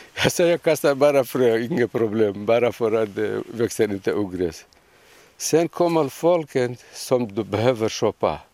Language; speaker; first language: Swedish; non-native, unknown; Kurdish